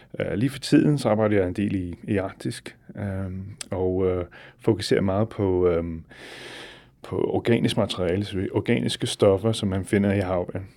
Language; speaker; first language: Danish; non-native, fluent; English